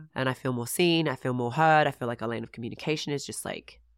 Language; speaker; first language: English; native; English